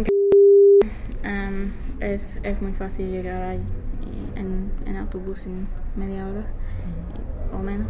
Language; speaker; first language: Spanish; non-native, fluent; English